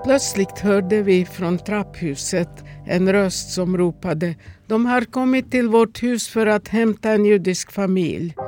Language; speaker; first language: Swedish; non-native, fluent; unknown